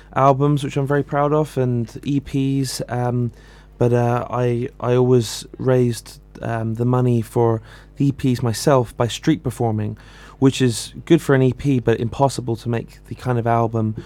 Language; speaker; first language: English; native; English